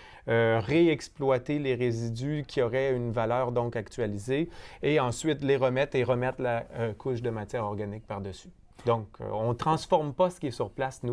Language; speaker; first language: French; native; French